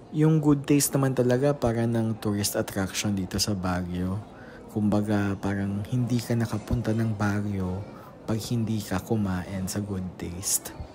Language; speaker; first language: Filipino; non-native, local second language; Cebuano